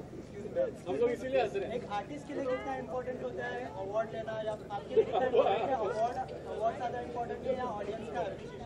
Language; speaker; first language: Hindi; native; Hindi